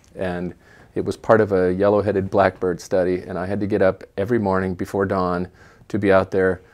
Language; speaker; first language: English; native; English